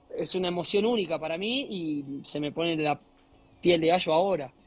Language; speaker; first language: Spanish; native; Spanish